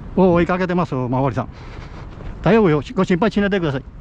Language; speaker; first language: Japanese; non-native, fluent; Spanish